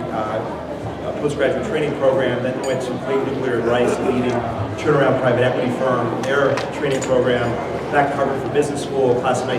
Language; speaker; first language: English; native; English